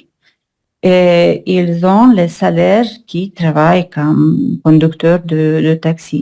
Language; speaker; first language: French; non-native, learner; Russian